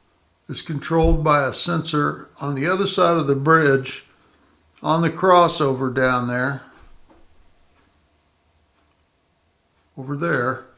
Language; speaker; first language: English; native; English